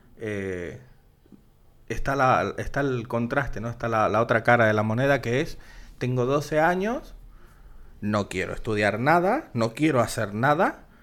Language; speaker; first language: Spanish; native; Spanish